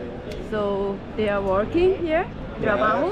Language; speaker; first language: English; non-native, learner; Korean